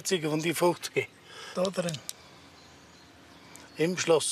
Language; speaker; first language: German; native; German